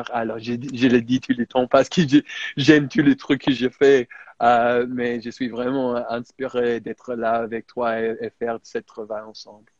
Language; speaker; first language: French; non-native, fluent; English